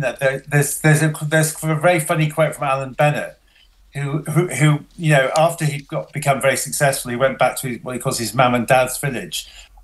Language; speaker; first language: English; native; English